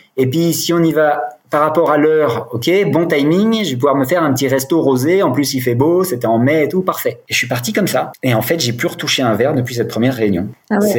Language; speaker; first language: French; native; French